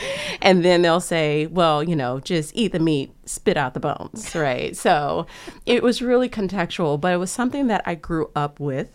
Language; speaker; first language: English; native; English